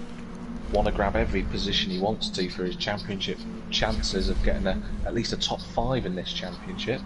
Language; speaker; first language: English; native; English